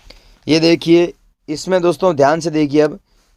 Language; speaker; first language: Hindi; native; Hindi